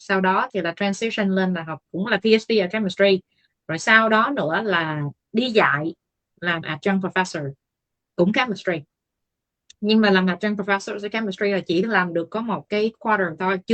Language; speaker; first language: Vietnamese; native; Vietnamese